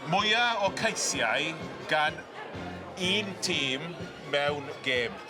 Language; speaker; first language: Welsh; non-native, local second language; English